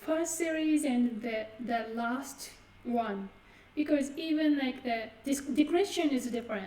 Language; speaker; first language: English; non-native, fluent; Japanese